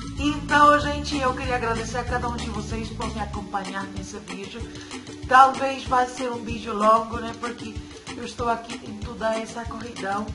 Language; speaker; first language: Portuguese; non-native, fluent; Spanish